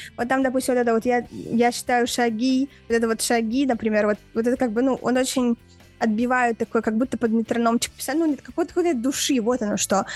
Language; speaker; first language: Russian; native; Russian